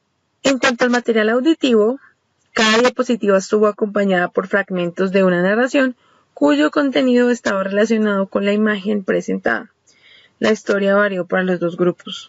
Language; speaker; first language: Spanish; native; Spanish